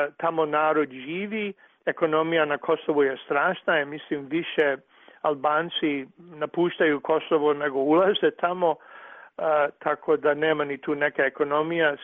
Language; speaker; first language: Croatian; early bilingual, heritage; Serbian